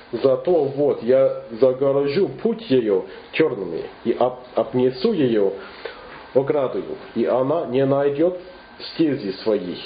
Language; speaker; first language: Russian; non-native, fluent; English